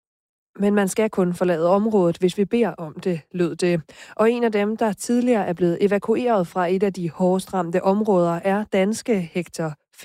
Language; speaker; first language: Danish; native; Danish